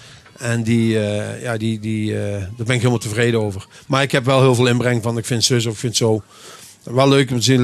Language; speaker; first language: Dutch; native; Dutch